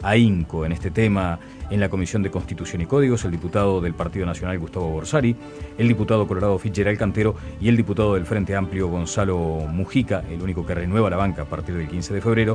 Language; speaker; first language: Spanish; native; Spanish